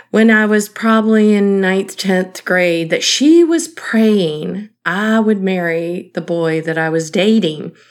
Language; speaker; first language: English; native; English